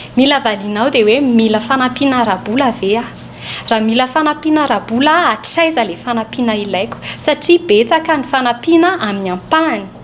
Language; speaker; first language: Malagasy; native; Malagasy